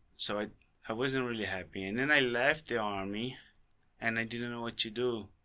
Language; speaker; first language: English; non-native, fluent; Portuguese